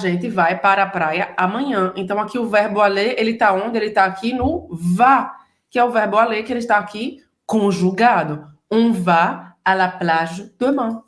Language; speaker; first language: Portuguese; native; Portuguese